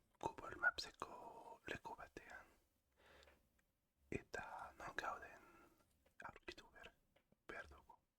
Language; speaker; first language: Basque; non-native, learner; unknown